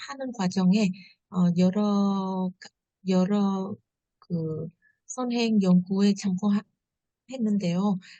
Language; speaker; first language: Korean; non-native, fluent; Vietnamese